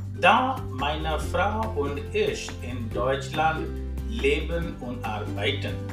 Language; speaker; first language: German; non-native, fluent; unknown